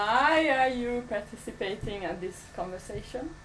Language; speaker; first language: English; non-native, fluent; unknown